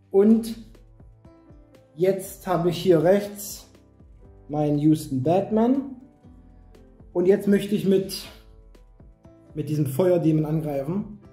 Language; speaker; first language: German; native; German